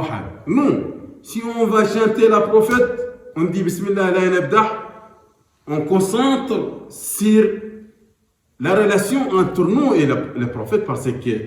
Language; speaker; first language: French; non-native, local second language; Arabic